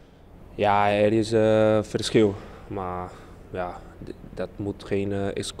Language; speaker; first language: Dutch; non-native, learner; Portuguese